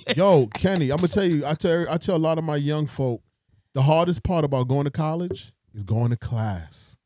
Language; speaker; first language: English; native; English